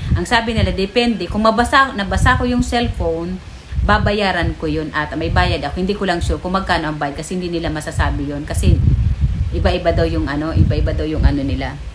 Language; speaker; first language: Filipino; non-native, local second language; Bikol